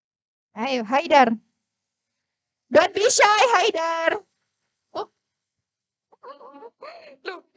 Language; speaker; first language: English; non-native, learner; Indonesian